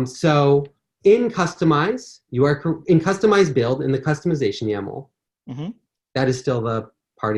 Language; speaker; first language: English; native; English